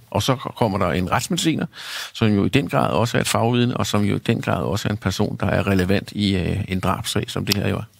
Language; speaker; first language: Danish; native; Danish